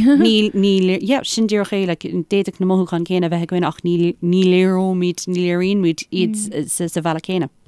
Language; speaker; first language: Irish; non-native, local second language; English